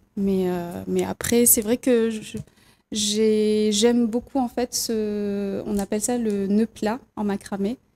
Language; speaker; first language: French; native; French